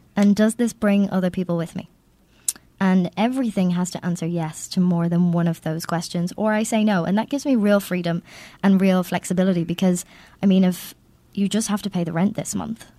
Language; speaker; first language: English; native; English